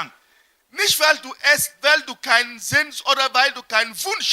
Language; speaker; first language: German; non-native, fluent; French